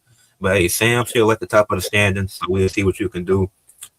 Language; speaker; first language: English; native; English